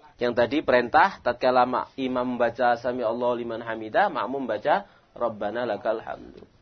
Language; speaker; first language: Indonesian; non-native, local second language; Javanese